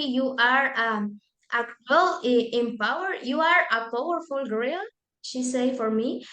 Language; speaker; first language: English; non-native, learner; Spanish